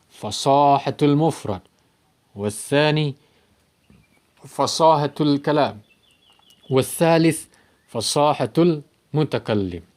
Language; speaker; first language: Arabic; non-native, fluent; Indonesian